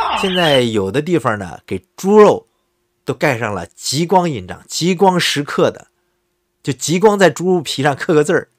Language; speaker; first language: Chinese; native; Chinese